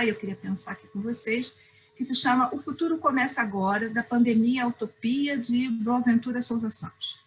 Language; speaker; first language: Portuguese; native; Portuguese